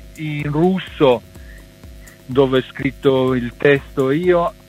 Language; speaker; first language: Italian; non-native, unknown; Russian